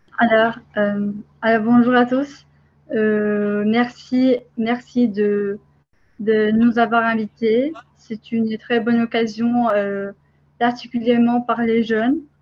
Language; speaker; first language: French; non-native, fluent; Albanian